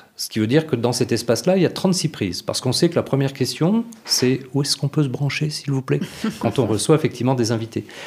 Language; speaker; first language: French; native; French